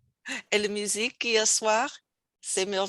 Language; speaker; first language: French; non-native, learner; English